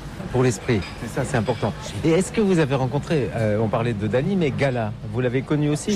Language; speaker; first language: French; native; French